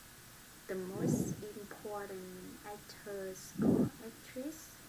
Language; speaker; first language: English; non-native, learner; Vietnamese